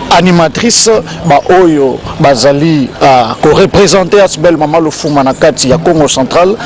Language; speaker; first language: Lingala; non-native, local second language; Kongo